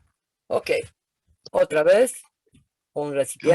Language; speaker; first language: Spanish; non-native, fluent; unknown